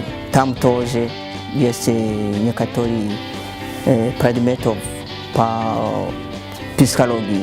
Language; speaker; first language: Russian; non-native, learner; Rundi